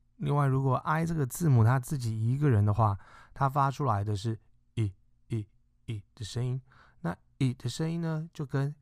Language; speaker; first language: Chinese; native; Chinese